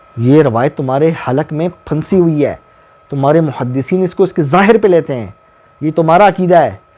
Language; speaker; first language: Urdu; non-native, local second language; Northern Hindko